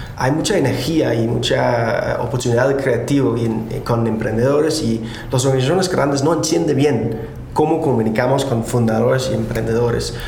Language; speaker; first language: Spanish; non-native, fluent; Danish